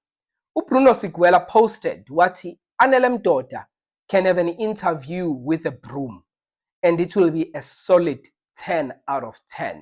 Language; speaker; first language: English; non-native, local second language; Zulu